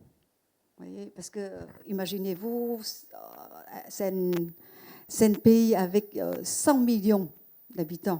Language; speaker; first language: French; non-native, fluent; Vietnamese